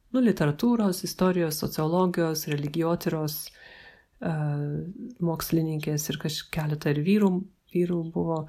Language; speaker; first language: Lithuanian; early bilingual, heritage; English